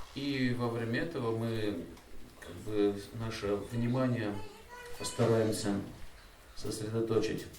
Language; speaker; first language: Russian; native; Russian